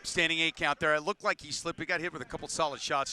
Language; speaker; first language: English; native; English